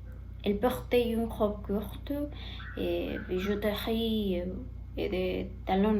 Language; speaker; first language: French; non-native, learner; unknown